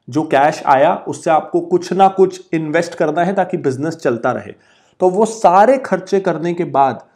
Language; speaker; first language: Hindi; native; Hindi